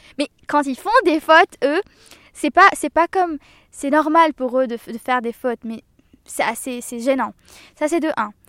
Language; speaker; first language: French; non-native, local second language; Arabic